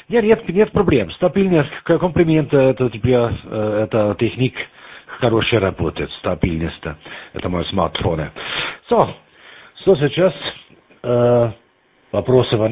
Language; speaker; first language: Russian; non-native, learner; German